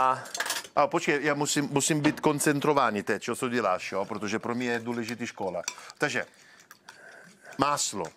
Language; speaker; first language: Czech; non-native, learner; Italian